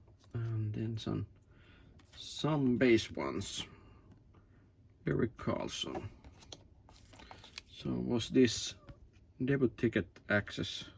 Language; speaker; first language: English; non-native, learner; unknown